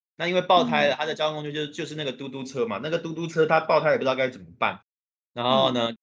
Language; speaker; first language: Chinese; native; Chinese